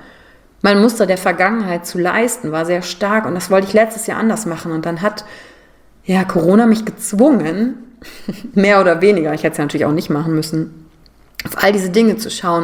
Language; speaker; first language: German; native; German